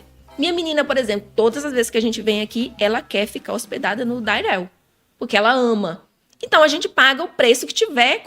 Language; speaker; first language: Portuguese; native; Portuguese